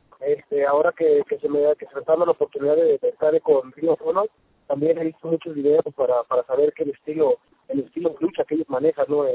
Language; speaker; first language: Spanish; native; Spanish